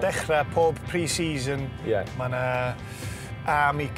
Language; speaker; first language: Welsh; native; Welsh